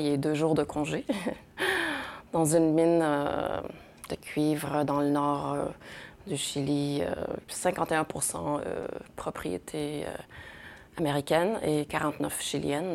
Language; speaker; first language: French; early bilingual, other home language; Spanish